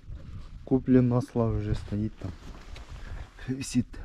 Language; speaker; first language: Russian; non-native, local second language; Kyrgyz